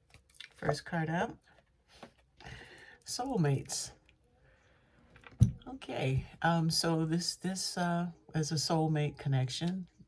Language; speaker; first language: English; native; English